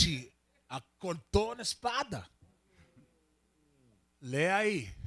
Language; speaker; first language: Portuguese; non-native, learner; Spanish